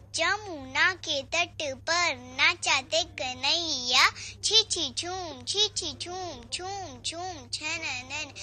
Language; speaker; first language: Hindi; native; Hindi